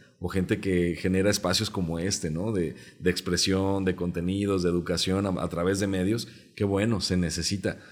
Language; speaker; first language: Spanish; non-native, local second language; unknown